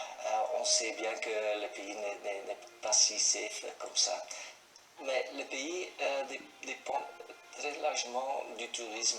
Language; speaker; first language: French; non-native, local second language; Dutch